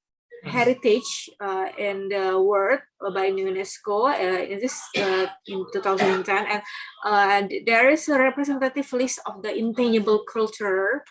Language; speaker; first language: English; non-native, learner; Indonesian